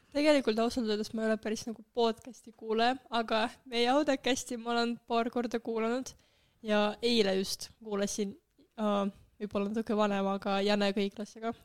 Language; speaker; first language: Estonian; non-native, local second language; Russian